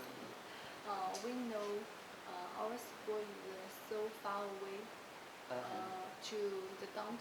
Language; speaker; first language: English; non-native, learner; Chinese